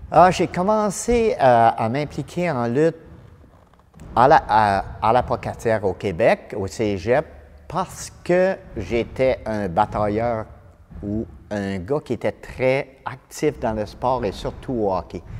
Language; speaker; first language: French; native; French